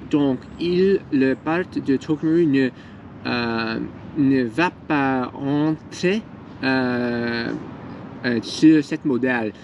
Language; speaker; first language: French; non-native, learner; English